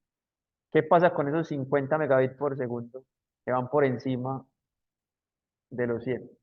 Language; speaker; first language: Spanish; native; Spanish